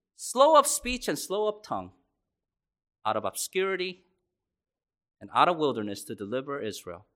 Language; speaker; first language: English; native; English